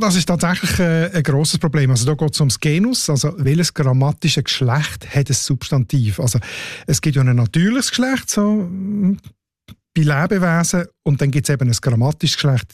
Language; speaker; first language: German; native; German